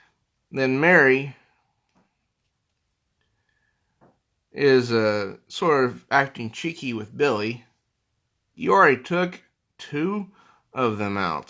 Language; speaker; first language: English; native; English